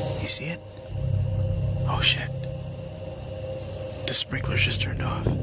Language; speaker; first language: English; native; English